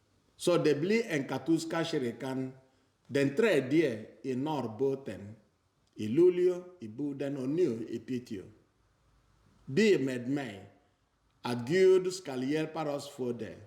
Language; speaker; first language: Swedish; non-native, fluent; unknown